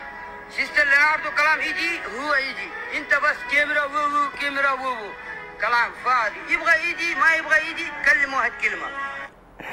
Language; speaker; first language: Arabic; non-native, learner; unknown